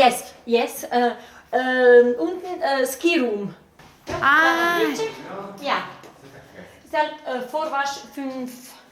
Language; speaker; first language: German; non-native, local second language; Ladin